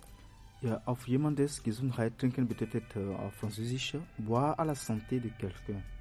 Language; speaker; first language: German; non-native, fluent; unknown